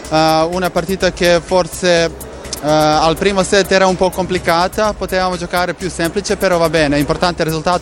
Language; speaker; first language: Italian; non-native, fluent; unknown